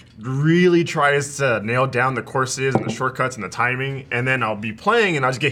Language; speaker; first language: English; native; English